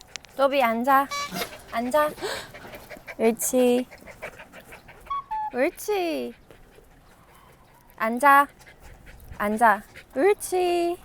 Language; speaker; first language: Korean; non-native, fluent; Chinese